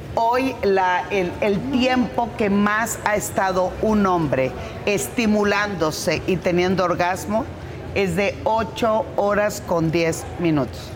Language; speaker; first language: Spanish; native; Spanish